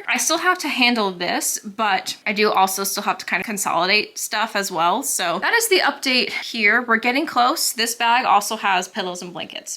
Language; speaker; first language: English; native; English